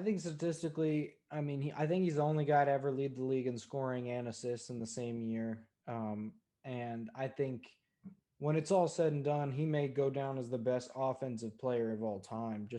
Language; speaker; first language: English; native; English